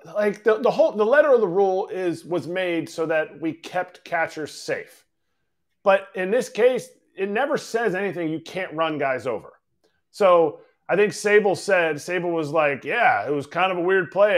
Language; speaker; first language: English; native; English